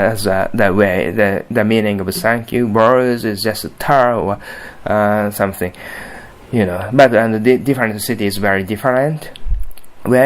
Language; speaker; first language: English; non-native, learner; Japanese